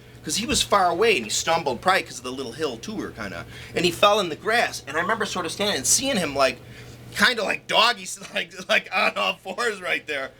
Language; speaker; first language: English; native; English